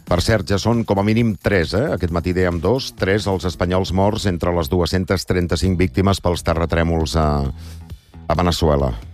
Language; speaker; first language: Catalan; native; Catalan